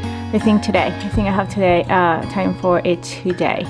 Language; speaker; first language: English; non-native, fluent; Spanish